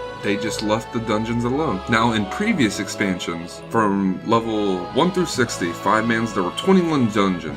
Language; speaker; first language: English; native; English